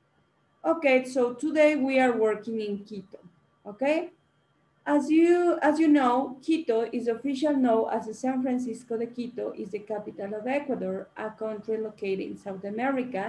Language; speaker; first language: English; non-native, learner; Spanish